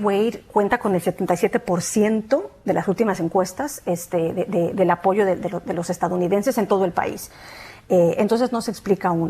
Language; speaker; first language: Spanish; native; Spanish